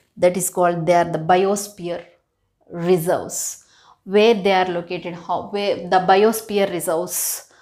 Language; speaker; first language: English; non-native, local second language; Telugu